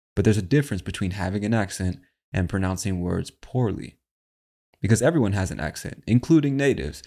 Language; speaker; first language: English; native; English